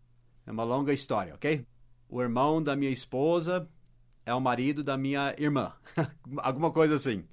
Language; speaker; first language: Portuguese; non-native, fluent; English